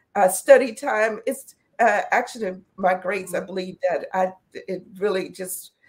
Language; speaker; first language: English; native; English